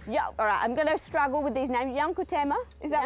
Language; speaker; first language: English; native; English